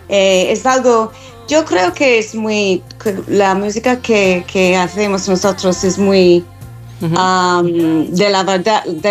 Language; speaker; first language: Spanish; non-native, learner; English